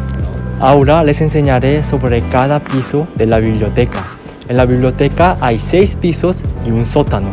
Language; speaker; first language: Spanish; non-native, learner; Korean